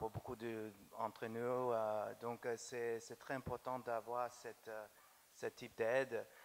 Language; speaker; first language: French; non-native, fluent; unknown